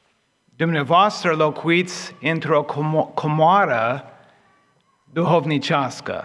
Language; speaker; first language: Romanian; non-native, fluent; English